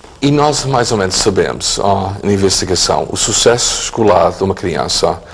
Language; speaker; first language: Portuguese; early bilingual, heritage; English